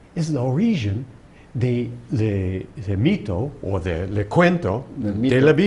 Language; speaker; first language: Spanish; non-native, fluent; English